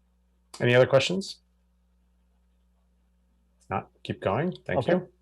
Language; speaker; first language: English; native; English